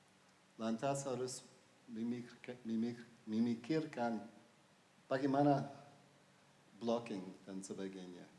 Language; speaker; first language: Indonesian; non-native, fluent; English